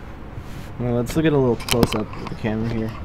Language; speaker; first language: English; native; English